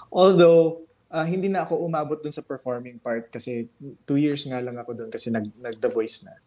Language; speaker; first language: Filipino; native; Filipino